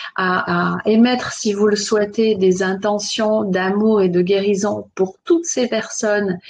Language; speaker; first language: French; native; French